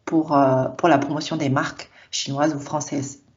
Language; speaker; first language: French; non-native, fluent; Chinese